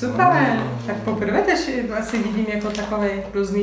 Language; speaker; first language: Czech; non-native, learner; Turkish